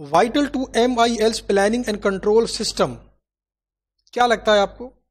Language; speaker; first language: Hindi; native; Hindi